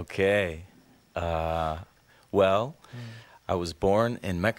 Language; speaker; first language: English; non-native, fluent; Spanish